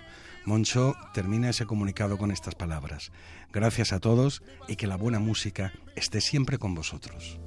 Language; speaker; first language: Spanish; native; Spanish